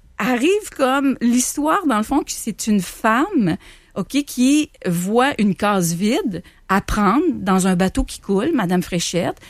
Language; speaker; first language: French; native; French